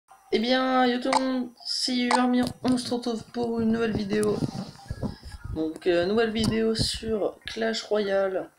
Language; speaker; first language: French; native; French